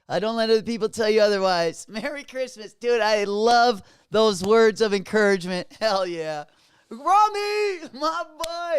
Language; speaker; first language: English; native; English